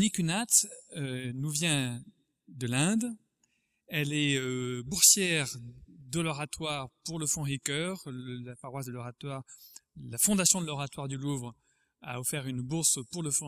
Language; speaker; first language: French; native; French